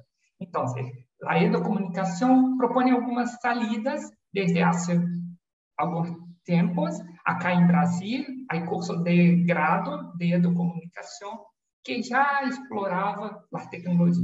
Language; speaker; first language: Spanish; non-native, learner; Portuguese